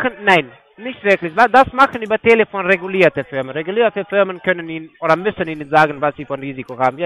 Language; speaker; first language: German; non-native, fluent; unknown